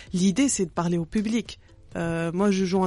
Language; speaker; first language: French; non-native, local second language; Arabic